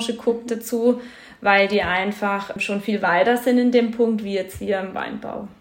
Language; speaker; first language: German; native; German